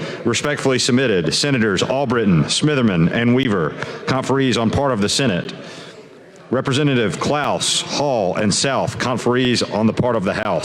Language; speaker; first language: English; native; English